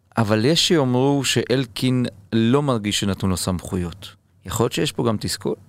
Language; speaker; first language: Hebrew; native; Hebrew